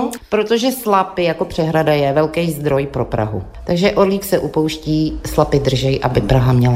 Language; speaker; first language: Czech; native; Czech